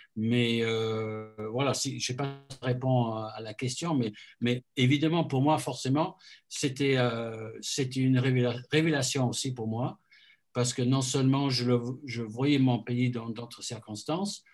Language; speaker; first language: French; non-native, fluent; English